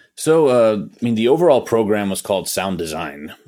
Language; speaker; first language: English; native; English